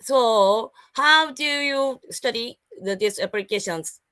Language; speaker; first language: English; non-native, learner; Japanese